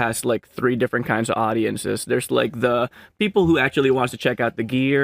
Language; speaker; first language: English; non-native, local second language; Filipino